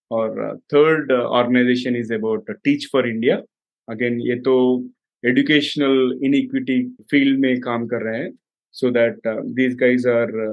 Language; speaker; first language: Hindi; non-native, local second language; Telugu